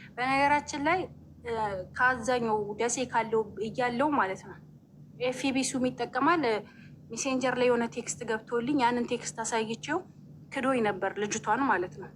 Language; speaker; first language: Amharic; native; Amharic